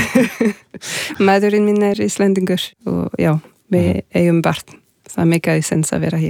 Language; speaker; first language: Icelandic; non-native, fluent; French